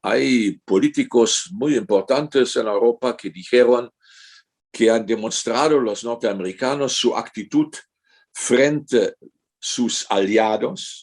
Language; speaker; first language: Spanish; non-native, fluent; German